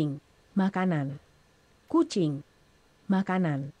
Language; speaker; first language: Indonesian; non-native, learner; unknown